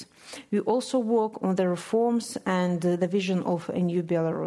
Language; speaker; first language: English; non-native, fluent; Russian